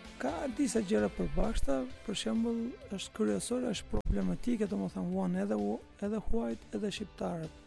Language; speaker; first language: Albanian; non-native, fluent; Turkish